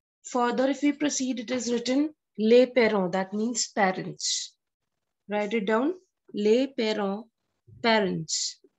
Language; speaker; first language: English; non-native, local second language; Hindi